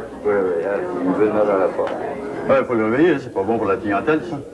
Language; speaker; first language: French; native; French